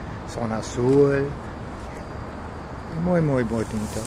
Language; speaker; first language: Spanish; non-native, learner; English